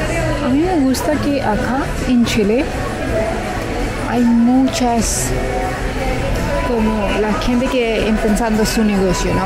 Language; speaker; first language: Spanish; non-native, learner; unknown